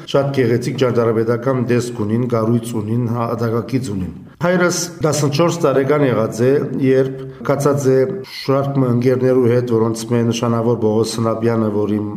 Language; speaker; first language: Armenian; early bilingual, heritage; Armenian